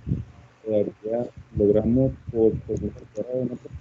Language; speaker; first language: Spanish; native; Spanish